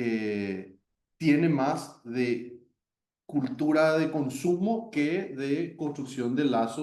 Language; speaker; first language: Spanish; native; Spanish